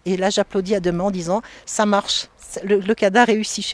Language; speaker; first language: French; native; French